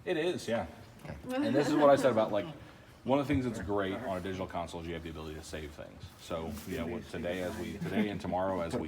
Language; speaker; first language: English; native; English